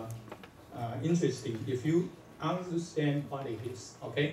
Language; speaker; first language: English; non-native, fluent; Chinese